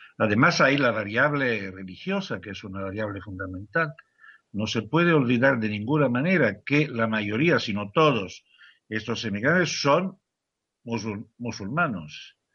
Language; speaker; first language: Spanish; non-native, fluent; Italian